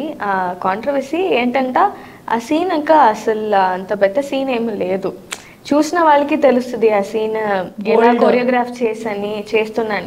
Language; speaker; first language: Telugu; non-native, learner; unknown